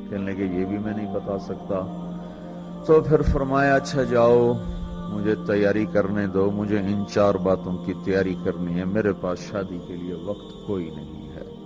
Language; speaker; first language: Urdu; non-native, local second language; Punjabi